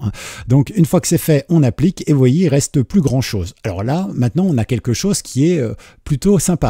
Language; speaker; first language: French; native; French